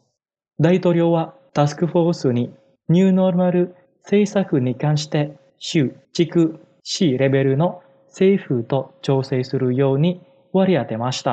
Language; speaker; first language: Japanese; non-native, fluent; Indonesian